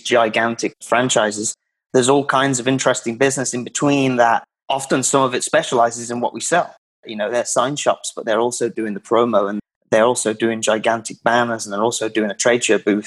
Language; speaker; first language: English; native; English